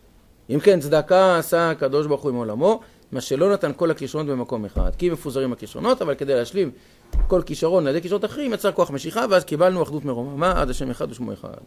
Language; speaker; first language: Hebrew; native; Hebrew